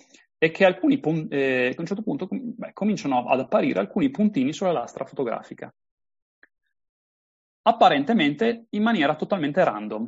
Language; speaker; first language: Italian; native; Italian